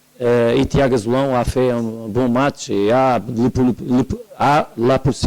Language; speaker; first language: French; non-native, learner; Portuguese